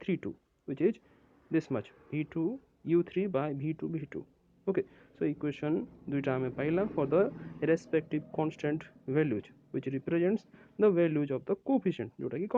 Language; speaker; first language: English; non-native, local second language; Odia